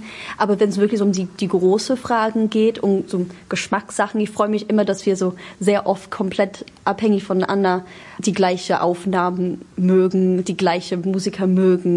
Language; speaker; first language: German; non-native, fluent; English